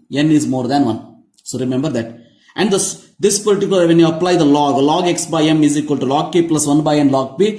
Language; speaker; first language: English; non-native, local second language; Kannada